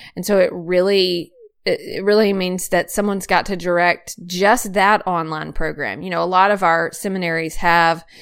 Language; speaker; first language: English; native; English